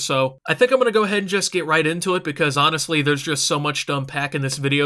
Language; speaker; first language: English; native; English